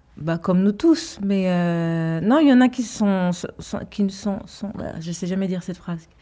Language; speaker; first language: French; early bilingual, heritage; Hebrew